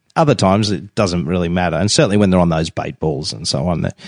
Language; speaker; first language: English; native; English